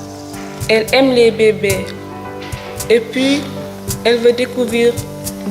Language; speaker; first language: French; non-native, learner; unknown